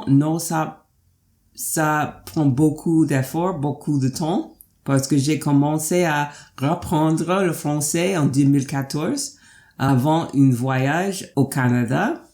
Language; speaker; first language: French; non-native, fluent; English